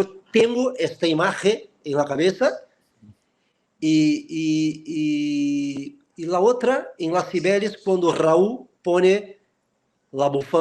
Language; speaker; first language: Spanish; non-native, fluent; Portuguese